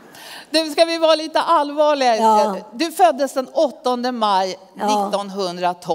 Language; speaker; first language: Swedish; native; Swedish